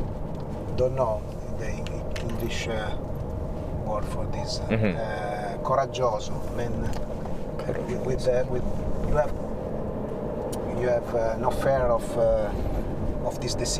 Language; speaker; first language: English; non-native, learner; Italian